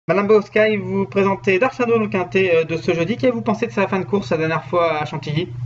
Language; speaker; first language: French; native; French